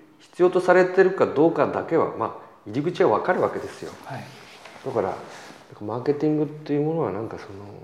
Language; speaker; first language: Japanese; native; Japanese